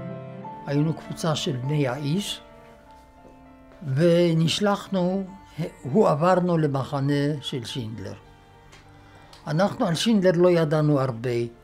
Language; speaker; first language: Hebrew; non-native, fluent; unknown